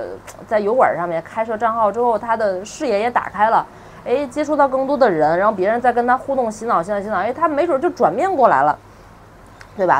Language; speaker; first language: Chinese; native; Chinese